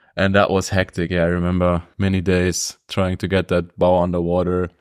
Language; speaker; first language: English; non-native, fluent; German